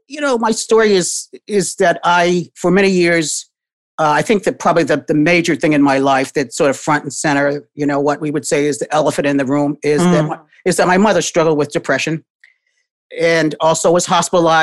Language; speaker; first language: English; native; English